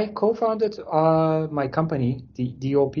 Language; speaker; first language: English; non-native, fluent; Turkish